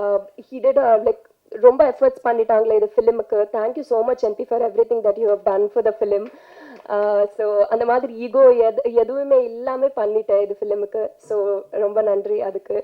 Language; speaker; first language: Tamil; non-native, learner; Telugu